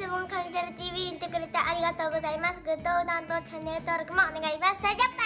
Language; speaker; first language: Japanese; native; Japanese